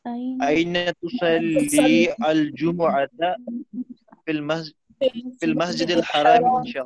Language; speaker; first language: Arabic; non-native, learner; Urdu